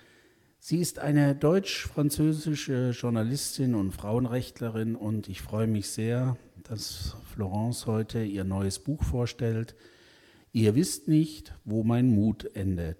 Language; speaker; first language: German; native; German